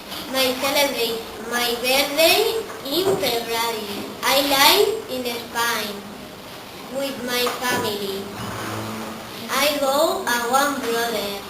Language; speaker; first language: English; non-native, learner; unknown